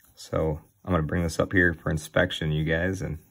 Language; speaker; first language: English; native; English